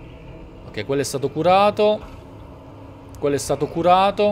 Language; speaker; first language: Italian; native; Italian